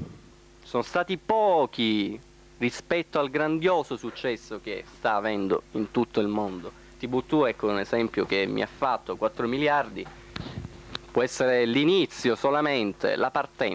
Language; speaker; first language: Italian; native; Italian